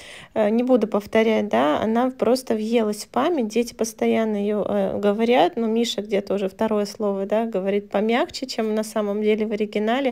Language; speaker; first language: Russian; native; Russian